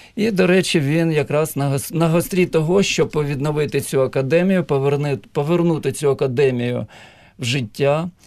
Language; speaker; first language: Ukrainian; native; Ukrainian